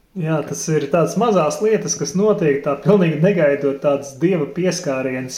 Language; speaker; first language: Latvian; native; Latvian